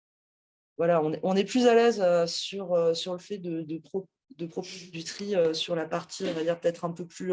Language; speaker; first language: French; native; French